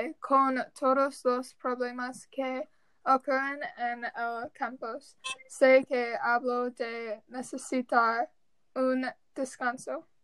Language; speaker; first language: Spanish; non-native, learner; English